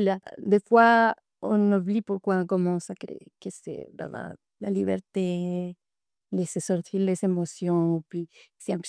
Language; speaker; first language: French; non-native, fluent; Spanish